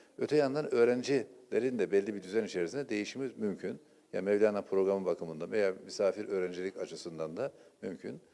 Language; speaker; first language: Turkish; native; Turkish